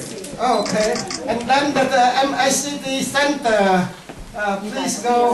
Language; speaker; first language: English; non-native, fluent; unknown